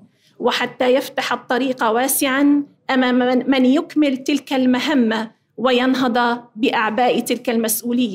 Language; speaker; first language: Arabic; native; Arabic